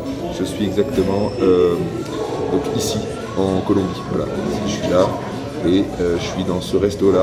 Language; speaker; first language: French; native; French